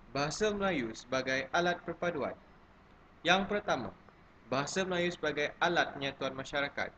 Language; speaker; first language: Malay; native; Malay